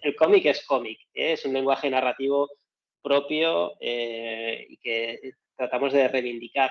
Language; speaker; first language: Spanish; native; Spanish